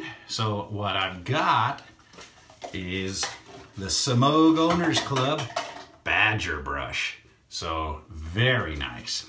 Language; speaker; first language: English; native; English